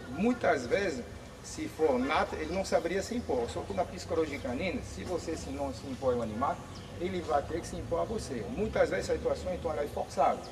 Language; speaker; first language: Portuguese; non-native, fluent; French